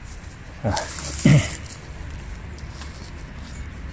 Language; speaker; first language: Spanish; non-native, learner; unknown